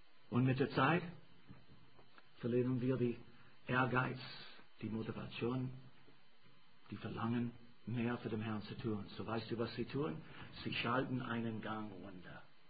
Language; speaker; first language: German; non-native, fluent; English